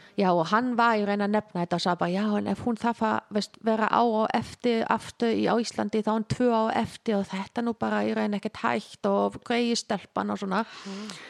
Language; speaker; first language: Icelandic; non-native, fluent; German